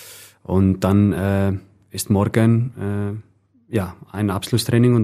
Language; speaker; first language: German; non-native, fluent; Icelandic